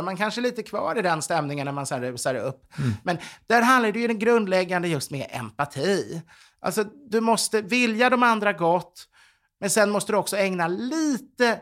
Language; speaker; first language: Swedish; native; Swedish